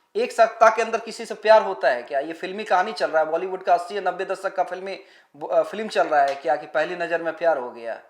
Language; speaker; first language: Hindi; native; Hindi